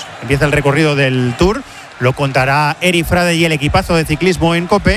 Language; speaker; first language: Spanish; native; Spanish